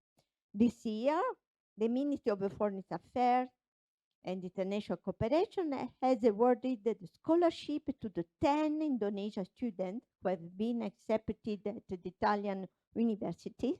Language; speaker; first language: English; non-native, fluent; Italian